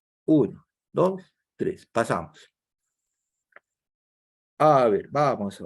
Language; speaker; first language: Spanish; native; Spanish